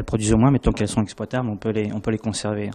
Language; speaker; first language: French; native; French